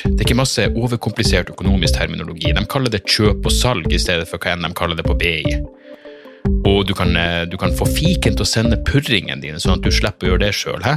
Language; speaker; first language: Norwegian; native; Norwegian